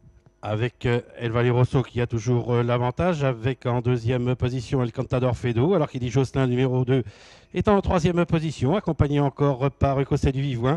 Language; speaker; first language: French; native; French